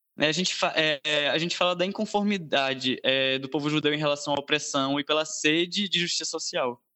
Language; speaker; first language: Portuguese; native; Portuguese